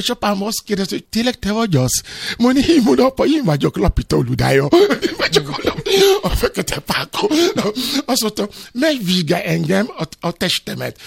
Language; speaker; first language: Hungarian; non-native, learner; Albanian